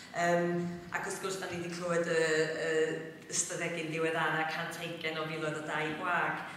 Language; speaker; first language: Welsh; native; Welsh